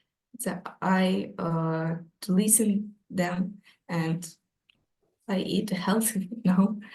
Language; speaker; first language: English; non-native, learner; Ukrainian